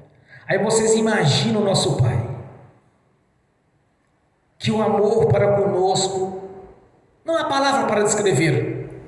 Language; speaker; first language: Portuguese; native; Portuguese